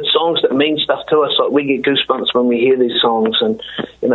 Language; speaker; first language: English; native; English